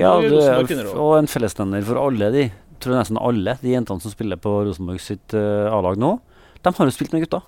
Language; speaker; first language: Norwegian; native; Norwegian